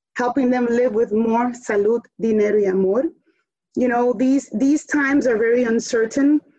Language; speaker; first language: English; early bilingual, other home language; Spanish